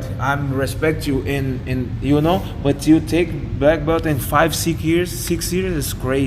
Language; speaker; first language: English; non-native, learner; Portuguese